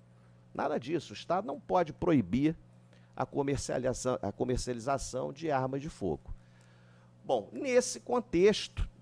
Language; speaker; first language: Portuguese; native; Portuguese